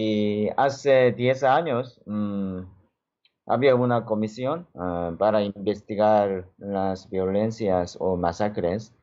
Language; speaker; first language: Spanish; non-native, learner; Korean